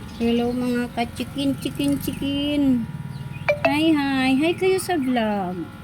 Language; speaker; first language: Filipino; non-native, local second language; Cebuano